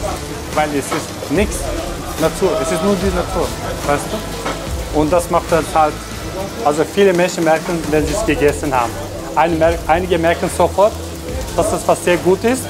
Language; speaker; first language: German; non-native, fluent; Turkish